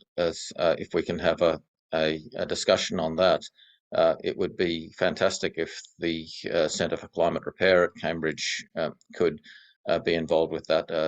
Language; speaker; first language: English; native; English